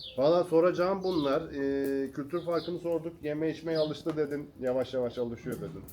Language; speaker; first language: Turkish; native; Turkish